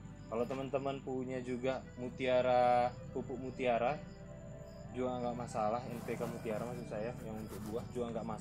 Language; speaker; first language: Indonesian; native; Indonesian